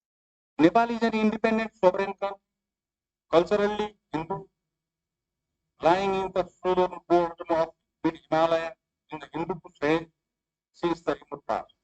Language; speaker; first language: English; non-native, fluent; Nepali